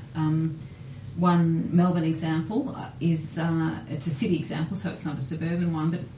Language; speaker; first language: English; native; English